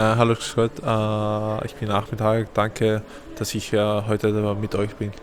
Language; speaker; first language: German; non-native, fluent; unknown